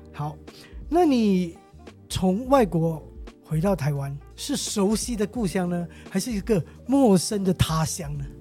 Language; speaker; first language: Chinese; native; Chinese